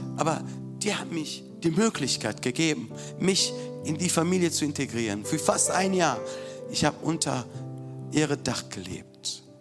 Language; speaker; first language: German; non-native, fluent; Italian